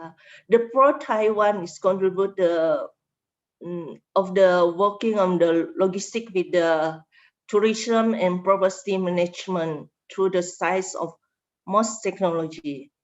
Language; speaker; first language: English; non-native, learner; Indonesian